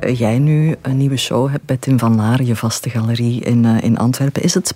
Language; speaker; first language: Dutch; native; Dutch